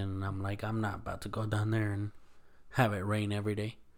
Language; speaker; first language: English; early bilingual, other home language; Spanish